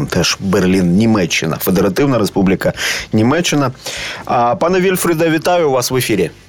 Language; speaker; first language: Ukrainian; native; Ukrainian